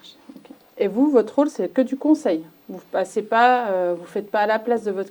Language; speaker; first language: French; native; French